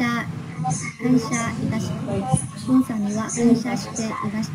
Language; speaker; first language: Japanese; non-native, learner; Vietnamese